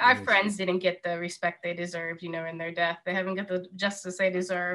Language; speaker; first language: English; native; English